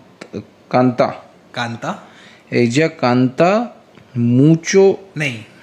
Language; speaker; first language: Spanish; non-native, learner; Hindi